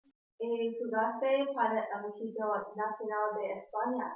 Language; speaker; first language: Spanish; non-native, learner; English